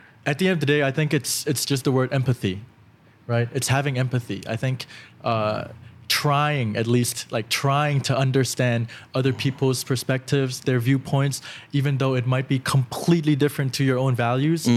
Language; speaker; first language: English; early bilingual, other home language; Thai